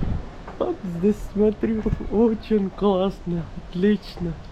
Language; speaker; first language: Russian; non-native, learner; Urdu